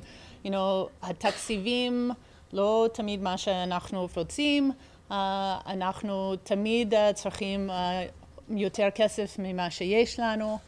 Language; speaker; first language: Hebrew; early bilingual, heritage; English